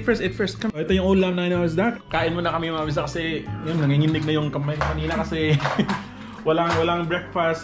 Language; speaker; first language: Filipino; non-native, local second language; Cebuano